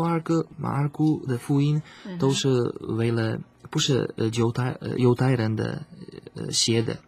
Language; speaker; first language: Chinese; non-native, learner; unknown